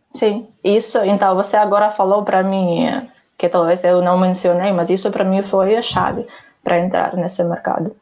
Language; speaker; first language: Portuguese; non-native, fluent; Ukrainian